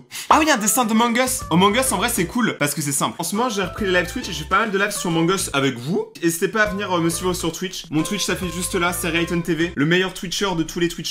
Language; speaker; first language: French; native; French